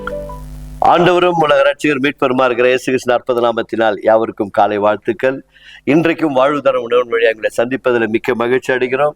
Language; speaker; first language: Tamil; native; Tamil